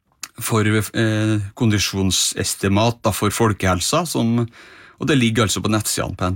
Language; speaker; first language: Norwegian; native; Norwegian